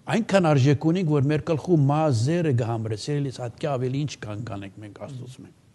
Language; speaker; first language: Armenian; early bilingual, heritage; Armenian